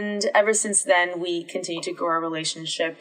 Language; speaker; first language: English; native; English